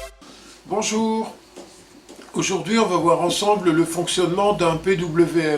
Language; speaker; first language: French; native; French